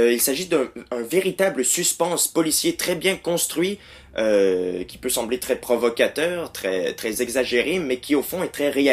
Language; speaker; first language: French; native; French